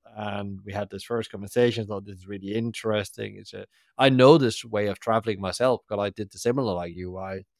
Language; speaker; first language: English; non-native, fluent; Danish